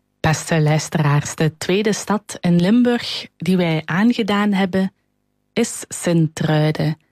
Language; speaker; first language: Dutch; native; Dutch